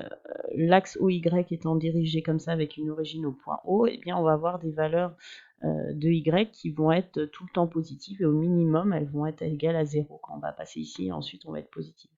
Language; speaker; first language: French; native; French